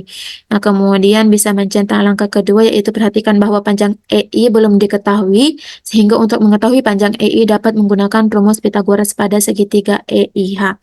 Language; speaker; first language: Indonesian; native; Indonesian